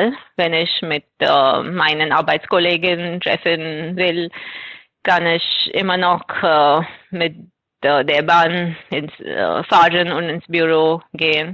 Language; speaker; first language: German; non-native, fluent; Marathi